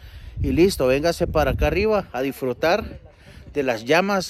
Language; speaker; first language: Spanish; native; Spanish